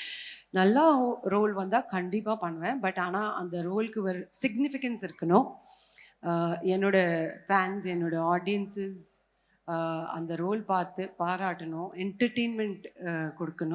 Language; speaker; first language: Tamil; non-native, fluent; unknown